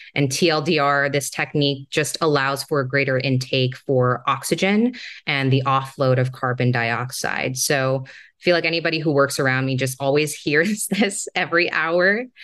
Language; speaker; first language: English; native; English